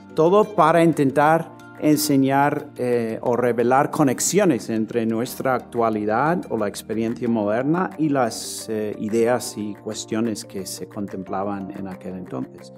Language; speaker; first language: Spanish; non-native, fluent; English